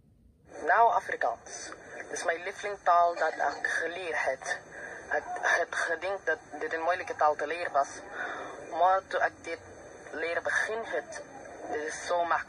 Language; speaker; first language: Dutch; non-native, learner; Filipino